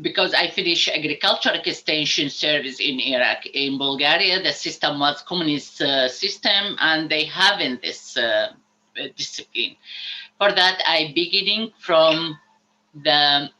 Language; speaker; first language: English; non-native, learner; Arabic